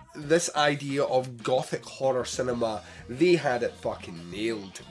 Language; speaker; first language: English; native; English